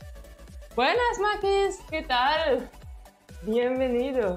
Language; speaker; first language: Spanish; non-native, fluent; German